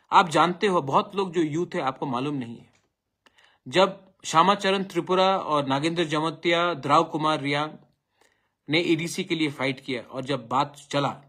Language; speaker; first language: Hindi; non-native, local second language; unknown